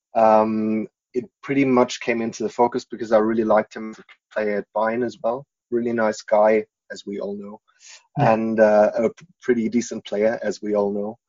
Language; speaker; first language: English; non-native, fluent; German